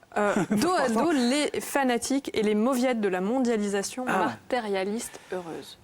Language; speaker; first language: French; native; French